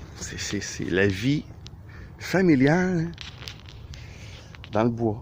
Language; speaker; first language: French; native; French